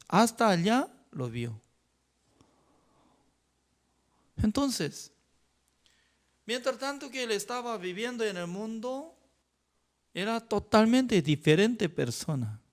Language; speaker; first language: Spanish; non-native, learner; Korean